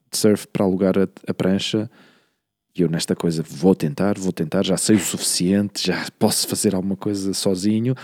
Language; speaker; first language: Portuguese; native; Portuguese